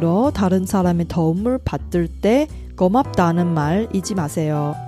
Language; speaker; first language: Korean; non-native, fluent; Chinese